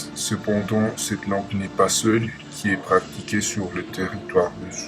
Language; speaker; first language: French; non-native, learner; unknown